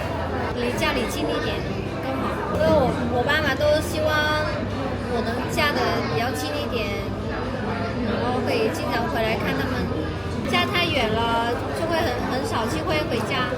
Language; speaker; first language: Chinese; non-native, fluent; Vietnamese